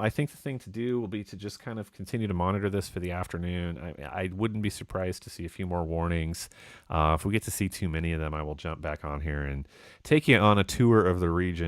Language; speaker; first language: English; native; English